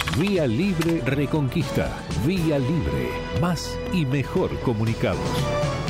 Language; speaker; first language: Spanish; native; Spanish